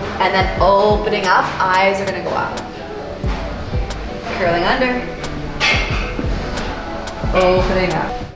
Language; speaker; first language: English; native; English